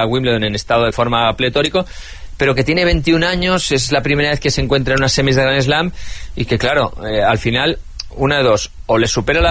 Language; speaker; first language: Spanish; native; Spanish